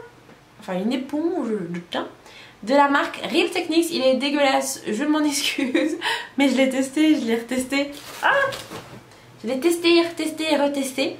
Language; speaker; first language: French; native; French